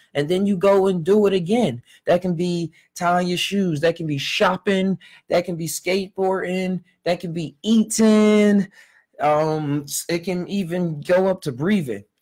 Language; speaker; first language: English; native; English